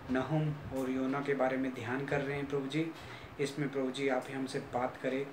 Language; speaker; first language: Hindi; non-native, local second language; Telugu